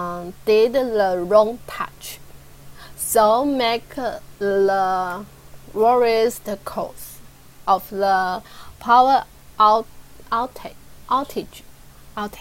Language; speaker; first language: English; non-native, learner; Chinese